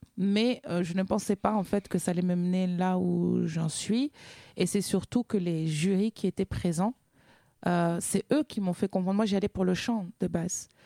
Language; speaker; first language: French; native; French